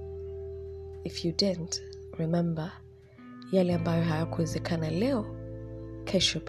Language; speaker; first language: English; non-native, local second language; Swahili